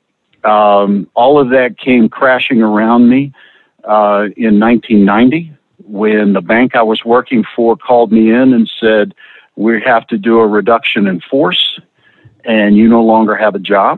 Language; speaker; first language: English; native; English